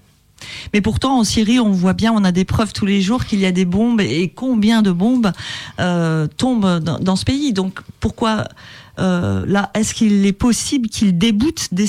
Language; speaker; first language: French; native; French